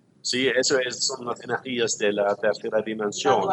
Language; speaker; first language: Spanish; non-native, learner; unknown